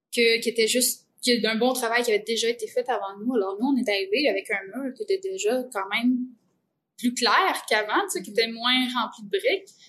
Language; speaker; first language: French; native; French